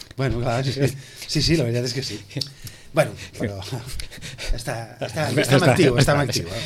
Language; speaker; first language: Catalan; native; Catalan